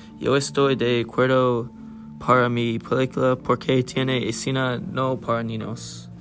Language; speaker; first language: Spanish; non-native, learner; English